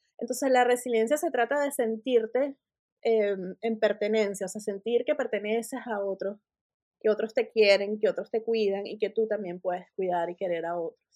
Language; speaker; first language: Spanish; native; Spanish